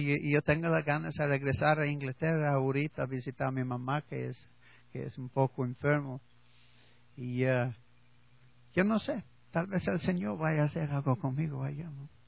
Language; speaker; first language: Spanish; non-native, learner; English